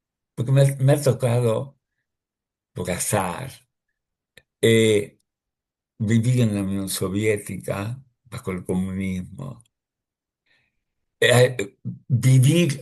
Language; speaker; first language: Spanish; early bilingual, other home language; Russian